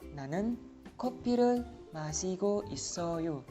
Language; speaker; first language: Korean; non-native, fluent; Indonesian